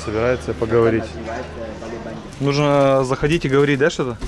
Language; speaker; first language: Russian; native; Russian